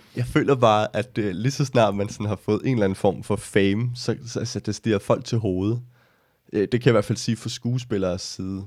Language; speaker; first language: Danish; native; Danish